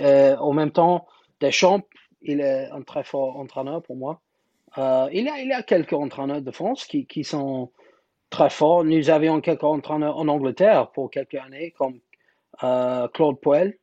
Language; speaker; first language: French; non-native, learner; English